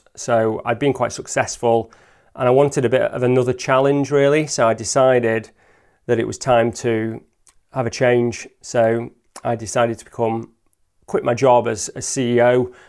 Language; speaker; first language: English; native; English